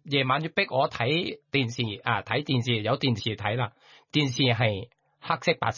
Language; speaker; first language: Cantonese; non-native, fluent; Thai